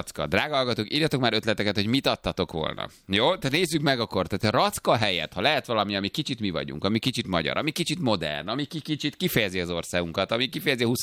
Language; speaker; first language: Hungarian; native; Hungarian